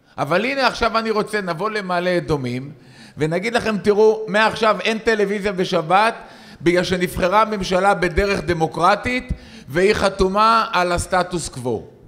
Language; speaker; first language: Hebrew; native; Hebrew